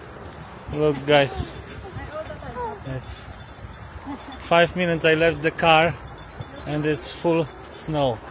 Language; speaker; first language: English; non-native, learner; Polish